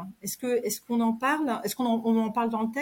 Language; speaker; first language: French; native; French